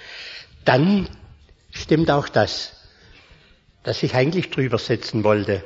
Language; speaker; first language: German; native; German